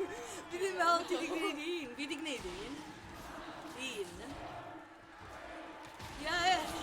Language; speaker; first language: Welsh; non-native, local second language; English